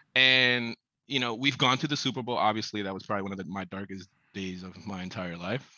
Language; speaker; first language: English; early bilingual, other home language; Spanish